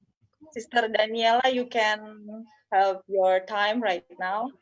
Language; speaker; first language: English; non-native, fluent; Indonesian